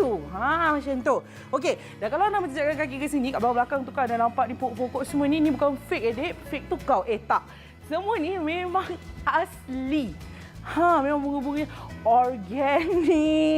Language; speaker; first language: Malay; native; Malay